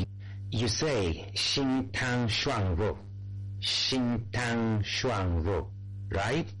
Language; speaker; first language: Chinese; non-native, learner; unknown